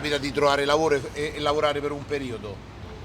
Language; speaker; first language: Italian; native; Italian